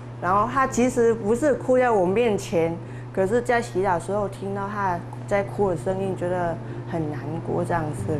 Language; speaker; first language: Chinese; non-native, fluent; Vietnamese